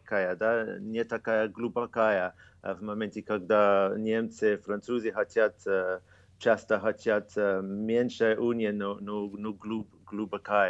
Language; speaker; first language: Russian; non-native, fluent; English